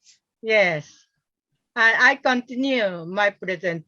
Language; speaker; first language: English; non-native, learner; Japanese